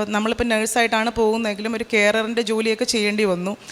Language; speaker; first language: Malayalam; native; Malayalam